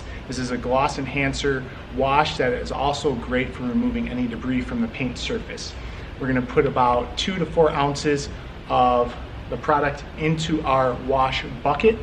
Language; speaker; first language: English; native; English